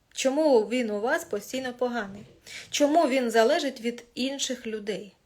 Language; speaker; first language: Ukrainian; non-native, local second language; Russian